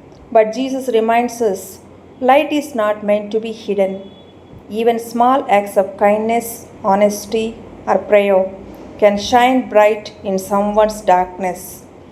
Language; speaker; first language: English; non-native, local second language; Telugu